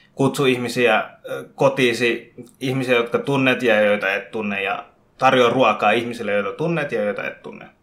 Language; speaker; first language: Finnish; early bilingual, other home language; Bangla